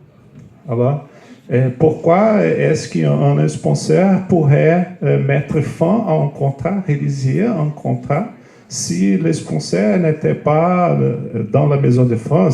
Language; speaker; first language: French; non-native, fluent; Portuguese